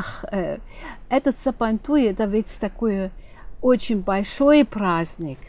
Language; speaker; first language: Russian; non-native, fluent; German